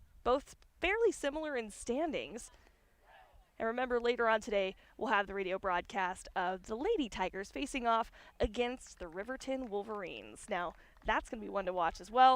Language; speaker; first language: English; native; English